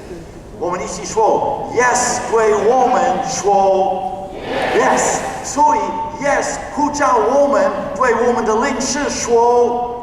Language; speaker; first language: Chinese; non-native, fluent; English